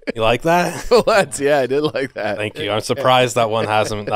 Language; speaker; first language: English; native; English